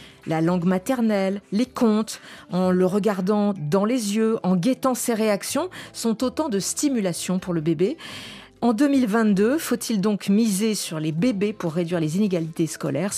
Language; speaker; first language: French; native; French